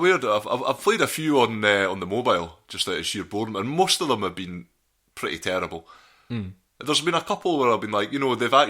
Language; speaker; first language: English; native; English